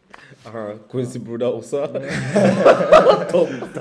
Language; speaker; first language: Turkish; non-native, learner; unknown